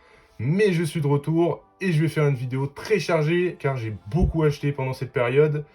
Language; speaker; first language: French; native; French